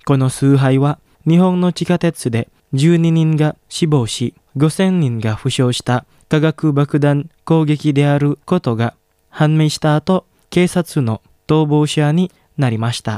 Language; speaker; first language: Japanese; non-native, fluent; Indonesian